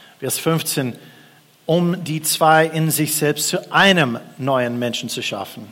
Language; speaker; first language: German; non-native, fluent; English